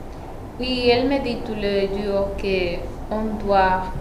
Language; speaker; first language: French; non-native, learner; Spanish